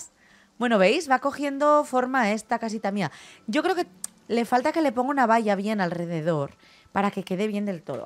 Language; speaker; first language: Spanish; native; Spanish